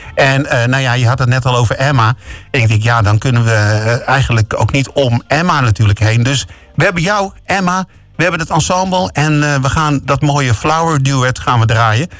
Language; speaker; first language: Dutch; native; Dutch